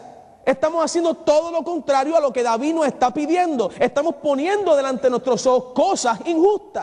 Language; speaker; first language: Spanish; native; Spanish